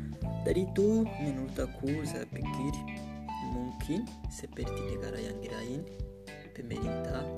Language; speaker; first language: Indonesian; non-native, learner; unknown